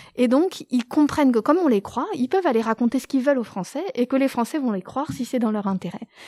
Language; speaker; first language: French; native; French